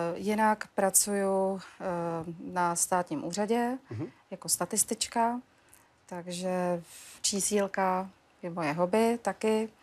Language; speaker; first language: Czech; native; Czech